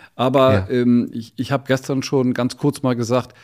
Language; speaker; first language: German; native; German